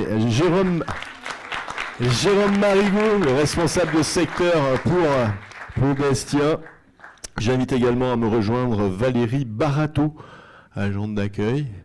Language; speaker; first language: French; native; French